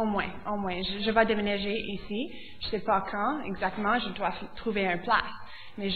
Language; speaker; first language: French; non-native, local second language; English